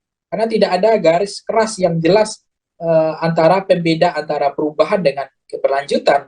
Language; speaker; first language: Indonesian; native; Indonesian